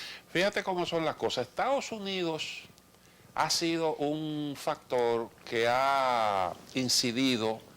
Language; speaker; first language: Spanish; native; Spanish